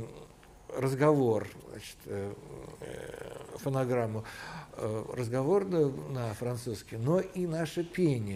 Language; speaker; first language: Russian; native; Russian